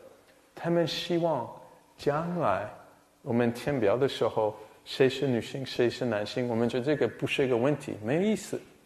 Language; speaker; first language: Chinese; non-native, fluent; English